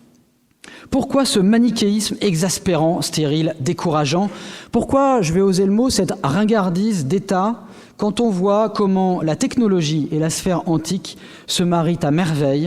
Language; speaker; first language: French; native; French